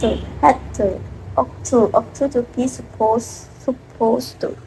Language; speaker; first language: English; non-native, learner; Indonesian